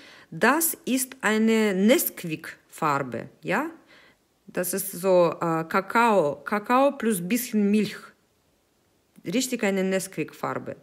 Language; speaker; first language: German; non-native, fluent; Russian